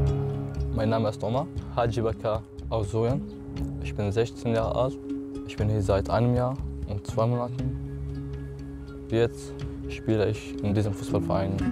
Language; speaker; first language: German; non-native, learner; Arabic